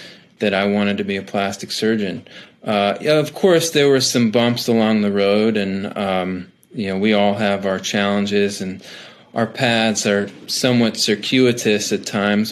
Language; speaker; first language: English; native; English